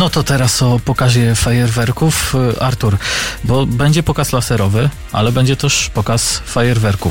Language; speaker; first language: Polish; native; Polish